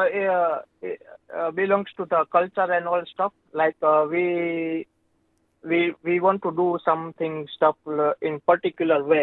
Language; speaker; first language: English; non-native, local second language; Gujarati